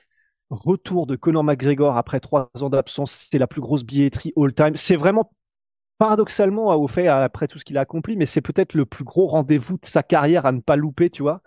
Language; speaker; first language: French; native; French